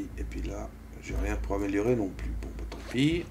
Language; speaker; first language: French; native; French